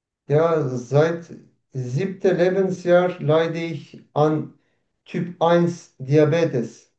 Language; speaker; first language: German; non-native, learner; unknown